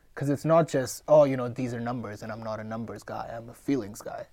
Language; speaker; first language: English; non-native, local second language; Gujarati